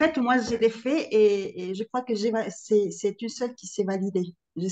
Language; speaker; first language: French; non-native, fluent; Spanish